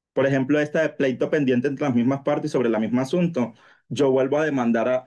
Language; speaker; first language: Spanish; native; Spanish